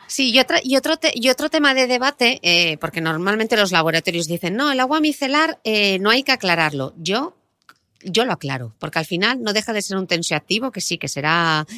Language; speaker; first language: Spanish; native; Spanish